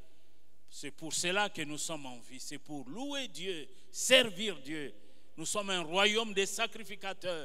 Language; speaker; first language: French; non-native, local second language; Lingala